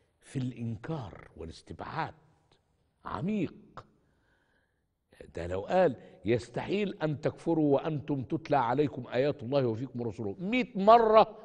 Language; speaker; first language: Arabic; native; Arabic